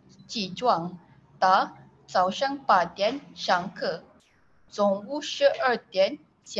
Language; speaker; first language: Chinese; non-native, learner; Malay